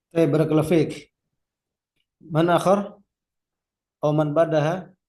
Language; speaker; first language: Arabic; non-native, fluent; Indonesian